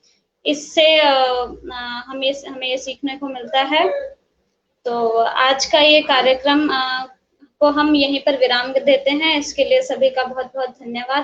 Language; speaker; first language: Hindi; native; Hindi